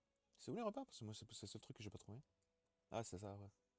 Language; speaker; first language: French; native; French